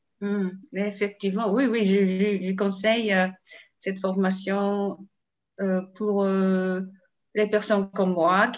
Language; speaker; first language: French; non-native, learner; Japanese